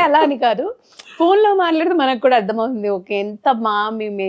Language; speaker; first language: Telugu; native; Telugu